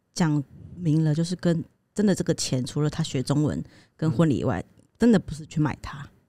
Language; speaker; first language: Chinese; native; Chinese